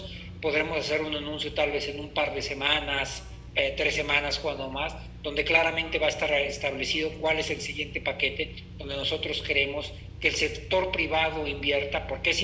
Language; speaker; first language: Spanish; native; Spanish